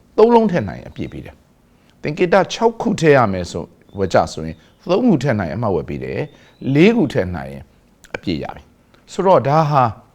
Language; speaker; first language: Burmese; native; Burmese